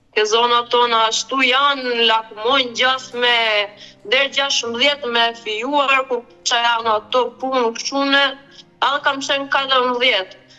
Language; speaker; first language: Albanian; early bilingual, heritage; Albanian